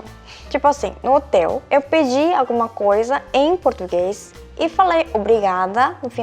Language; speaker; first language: Portuguese; non-native, fluent; Korean